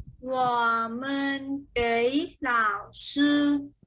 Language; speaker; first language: Chinese; non-native, fluent; Thai